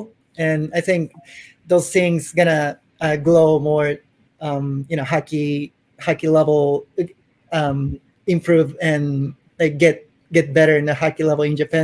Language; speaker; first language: English; non-native, fluent; Japanese